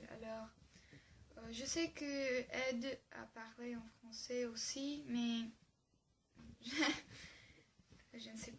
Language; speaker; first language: French; non-native, learner; English